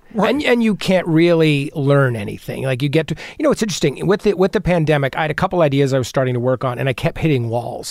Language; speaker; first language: English; native; English